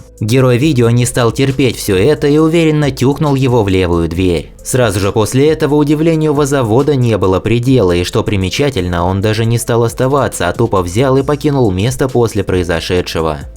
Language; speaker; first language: Russian; native; Russian